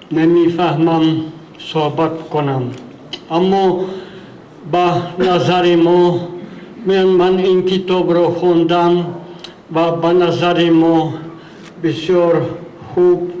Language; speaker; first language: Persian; non-native, fluent; Czech